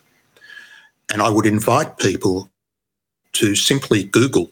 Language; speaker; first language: English; native; English